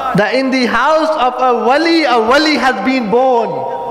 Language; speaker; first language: English; native; English